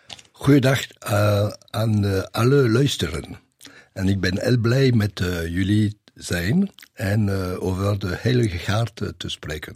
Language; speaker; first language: Dutch; non-native, learner; French